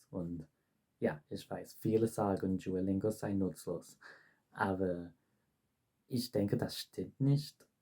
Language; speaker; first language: German; non-native, fluent; English